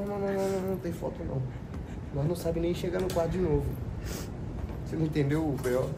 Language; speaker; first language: Portuguese; native; Portuguese